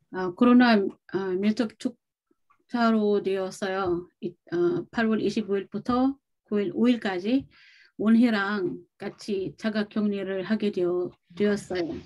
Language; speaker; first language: Korean; non-native, learner; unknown